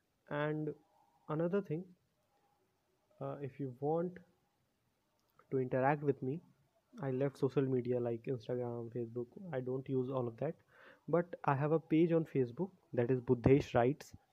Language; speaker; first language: English; non-native, local second language; Hindi